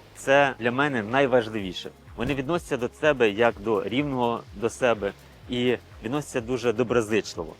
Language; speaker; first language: Ukrainian; native; Ukrainian